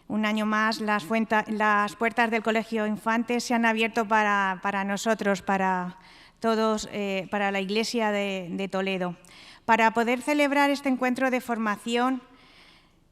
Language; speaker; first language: Spanish; native; Spanish